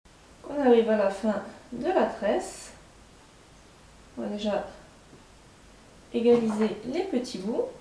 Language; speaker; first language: French; native; French